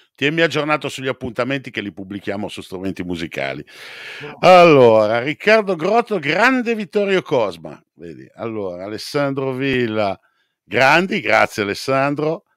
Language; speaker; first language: Italian; native; Italian